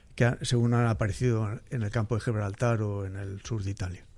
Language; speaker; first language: Spanish; native; Spanish